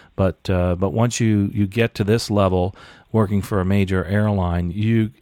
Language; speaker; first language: English; native; English